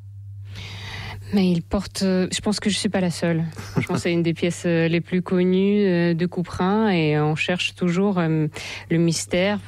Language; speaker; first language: French; non-native, fluent; Russian